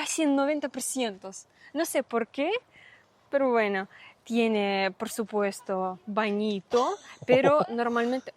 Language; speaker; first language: Spanish; non-native, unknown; Russian